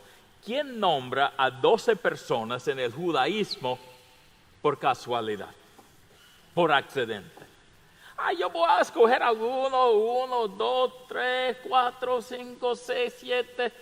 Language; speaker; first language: Spanish; non-native, fluent; English